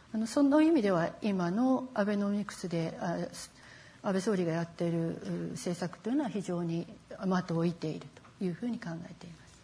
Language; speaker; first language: Japanese; native; Japanese